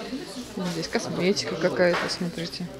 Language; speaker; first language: Russian; native; Russian